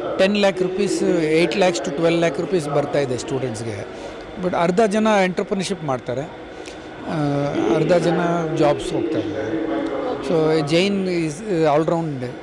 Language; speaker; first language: Kannada; non-native, fluent; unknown